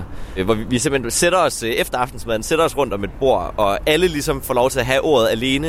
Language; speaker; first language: Danish; native; Danish